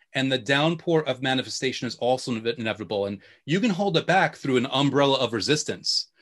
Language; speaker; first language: English; native; English